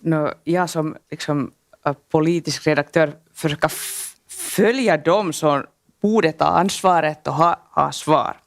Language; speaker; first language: Swedish; non-native, local second language; Finnish